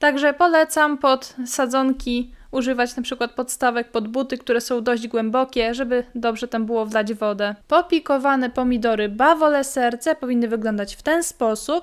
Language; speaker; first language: Polish; native; Polish